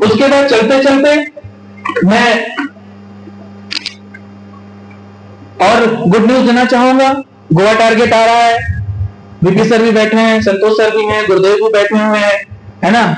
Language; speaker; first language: Hindi; native; Hindi